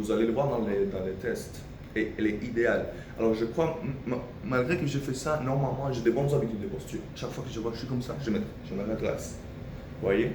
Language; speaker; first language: French; non-native, fluent; Spanish